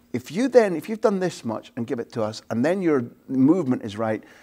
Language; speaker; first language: English; native; English